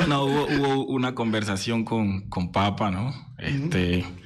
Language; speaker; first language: Spanish; native; Spanish